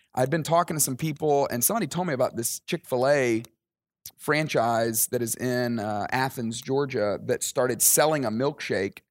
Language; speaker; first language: English; native; English